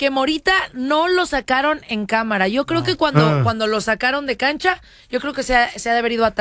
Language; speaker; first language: Spanish; native; Spanish